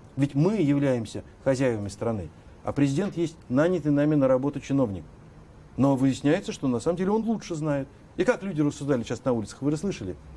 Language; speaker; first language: Russian; native; Russian